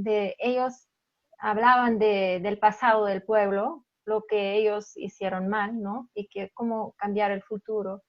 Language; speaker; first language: Spanish; non-native, fluent; German